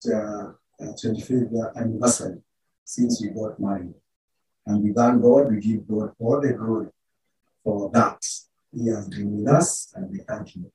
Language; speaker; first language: English; non-native, local second language; Kikuyu